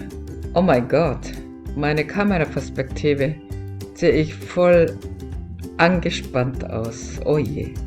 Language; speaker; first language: German; non-native, learner; Korean